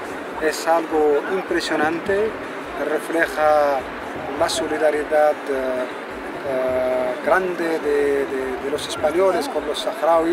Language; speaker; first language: Spanish; non-native, fluent; Arabic